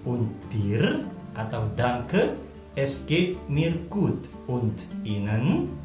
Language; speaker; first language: German; non-native, fluent; Indonesian